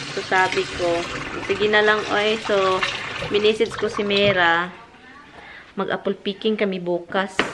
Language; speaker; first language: Filipino; non-native, local second language; Cebuano